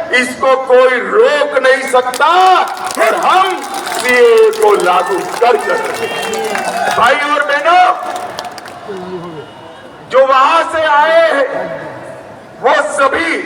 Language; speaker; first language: Hindi; non-native, local second language; Gujarati